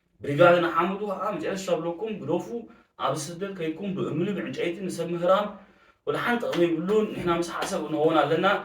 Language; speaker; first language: Tigrinya; early bilingual, heritage; Tigrinya